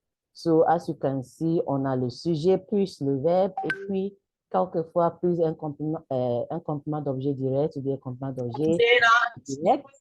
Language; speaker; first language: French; non-native, fluent; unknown